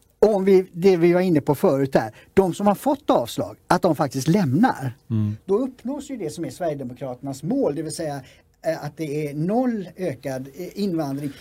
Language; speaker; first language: Swedish; native; Swedish